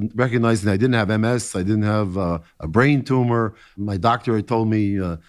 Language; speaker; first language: English; native; English